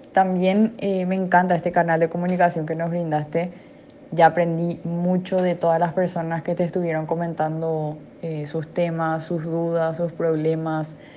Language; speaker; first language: Spanish; native; Spanish